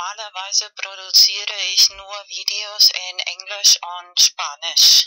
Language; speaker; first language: German; non-native, fluent; Spanish